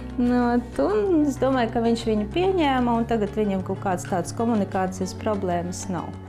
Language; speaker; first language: Latvian; non-native, local second language; Russian